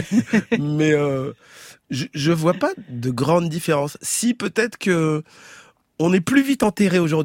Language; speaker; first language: French; native; French